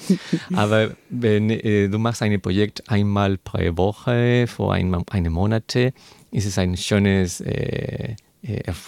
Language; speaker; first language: German; non-native, learner; Spanish